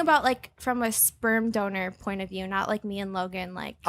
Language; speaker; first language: English; native; English